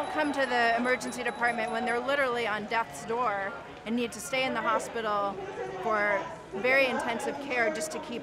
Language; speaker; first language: English; native; English